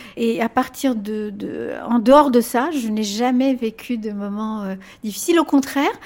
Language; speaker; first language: French; early bilingual, other home language; Spanish